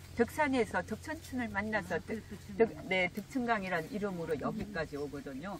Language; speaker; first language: Korean; native; Korean